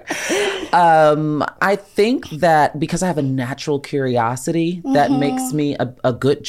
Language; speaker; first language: English; native; English